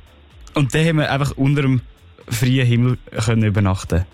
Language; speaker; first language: German; native; German